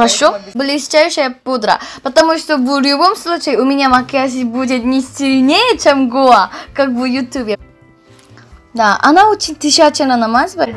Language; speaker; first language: Russian; non-native, learner; Korean